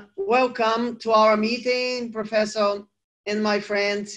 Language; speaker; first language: English; non-native, fluent; Portuguese